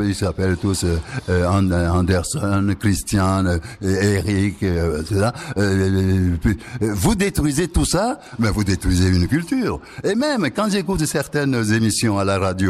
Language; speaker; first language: French; non-native, local second language; Ewe